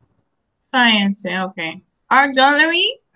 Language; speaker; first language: English; non-native, learner; Spanish